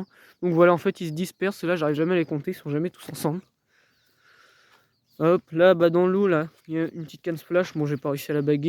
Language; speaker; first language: French; native; French